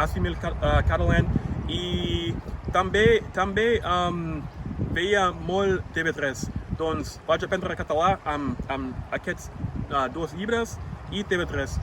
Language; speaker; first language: Catalan; non-native, fluent; English